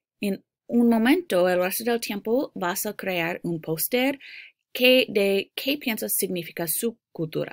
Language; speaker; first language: Spanish; non-native, fluent; English